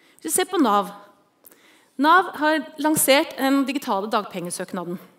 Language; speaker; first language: Norwegian; native; Norwegian